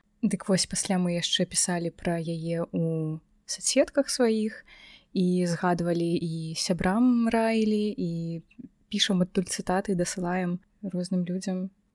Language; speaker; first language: Belarusian; non-native, local second language; Russian